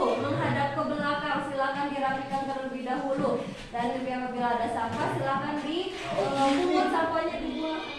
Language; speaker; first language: Indonesian; native; Indonesian